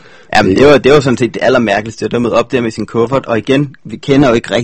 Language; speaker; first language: Danish; native; Danish